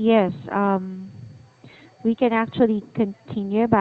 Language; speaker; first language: English; non-native, fluent; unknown